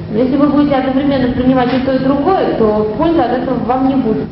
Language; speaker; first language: Russian; native; Russian